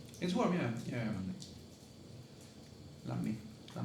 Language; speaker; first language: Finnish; non-native, learner; Italian